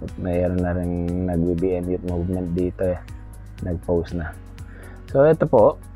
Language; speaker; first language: Filipino; non-native, local second language; Pampanga